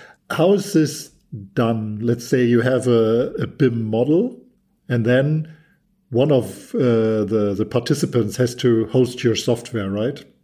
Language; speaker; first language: English; non-native, fluent; German